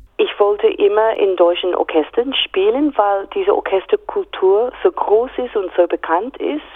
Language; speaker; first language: German; non-native, fluent; English